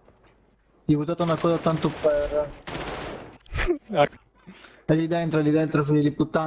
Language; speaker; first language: Italian; native; Italian